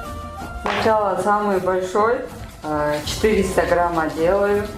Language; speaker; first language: Russian; non-native, local second language; Kyrgyz